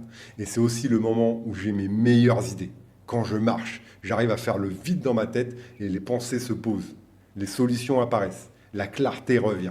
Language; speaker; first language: French; native; French